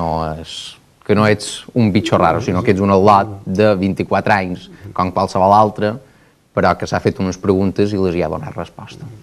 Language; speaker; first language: Catalan; native; Catalan